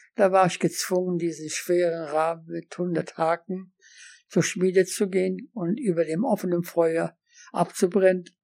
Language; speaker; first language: German; non-native, fluent; Polish